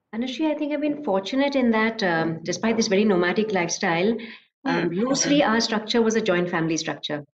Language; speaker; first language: English; non-native, local second language; Assamese